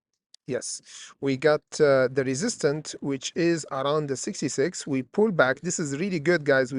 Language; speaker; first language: English; non-native, fluent; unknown